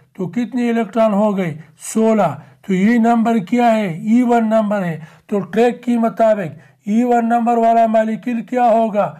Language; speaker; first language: Urdu; non-native, local second language; Pashto